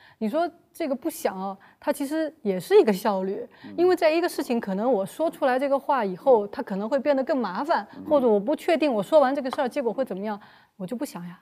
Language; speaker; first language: Chinese; native; Chinese